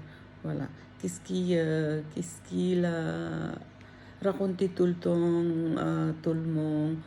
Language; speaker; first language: French; non-native, learner; Filipino